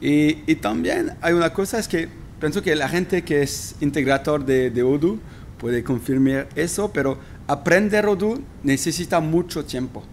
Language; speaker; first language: Spanish; non-native, fluent; French